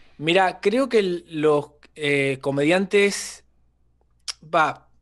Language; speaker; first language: Spanish; native; Spanish